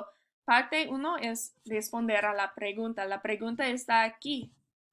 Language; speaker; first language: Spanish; non-native, learner; English